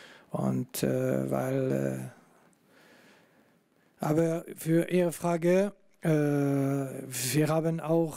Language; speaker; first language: German; non-native, local second language; French